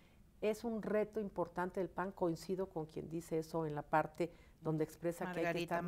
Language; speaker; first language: Spanish; native; Spanish